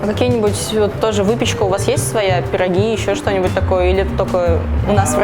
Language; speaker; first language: Russian; native; Russian